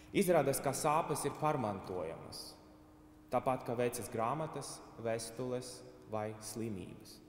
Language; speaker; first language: Latvian; non-native, local second language; Russian